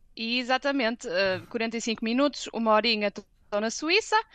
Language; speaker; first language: Portuguese; native; Portuguese